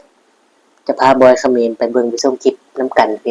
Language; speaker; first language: Thai; non-native, local second language; Northeastern Thai